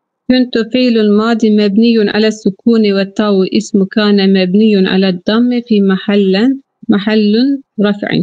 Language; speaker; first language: Arabic; non-native, learner; Turkish